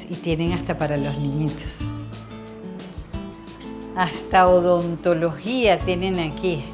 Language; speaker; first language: Spanish; native; Spanish